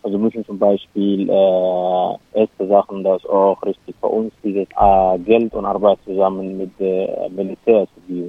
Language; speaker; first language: German; non-native, local second language; Arabic